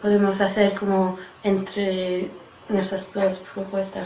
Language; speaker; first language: Spanish; non-native, learner; English